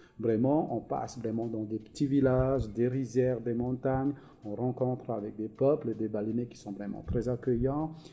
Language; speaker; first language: French; non-native, fluent; Balinese